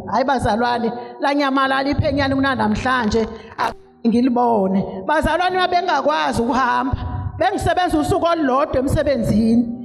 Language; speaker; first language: Zulu; native; Zulu